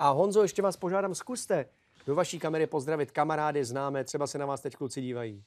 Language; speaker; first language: Czech; native; Czech